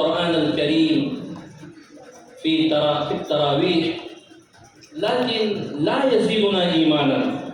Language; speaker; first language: Arabic; non-native, fluent; Urdu